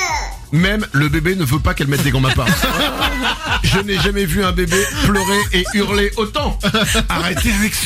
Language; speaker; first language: French; native; French